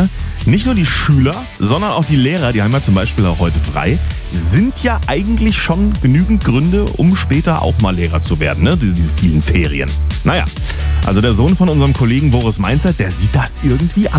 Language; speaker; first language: German; native; German